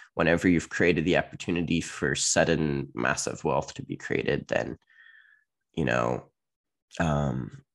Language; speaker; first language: English; native; English